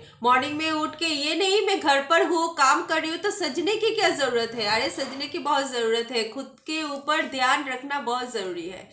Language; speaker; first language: Hindi; non-native, local second language; Bangla